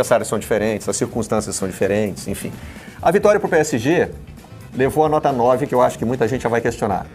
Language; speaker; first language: Portuguese; native; Portuguese